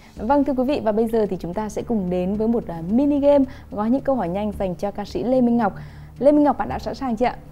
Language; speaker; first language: Vietnamese; native; Vietnamese